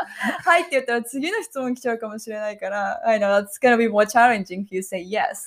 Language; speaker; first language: English; non-native, fluent; Japanese